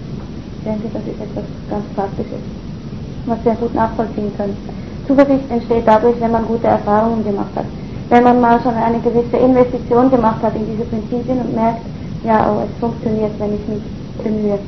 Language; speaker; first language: German; native; German